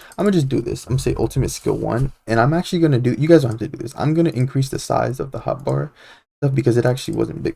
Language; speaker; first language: English; native; English